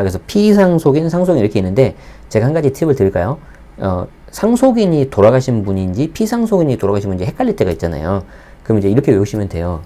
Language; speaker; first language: Korean; native; Korean